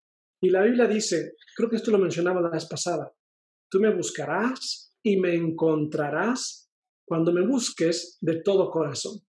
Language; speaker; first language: Spanish; native; Spanish